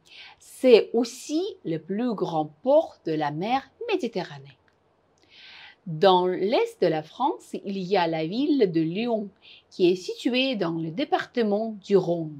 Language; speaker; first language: French; non-native, fluent; Uzbek